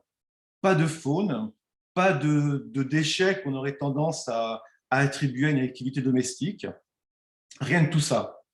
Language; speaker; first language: French; native; French